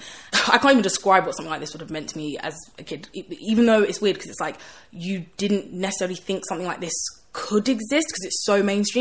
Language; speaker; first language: English; native; English